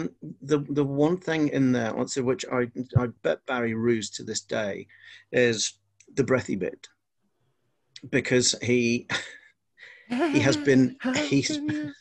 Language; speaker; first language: English; non-native, local second language; Welsh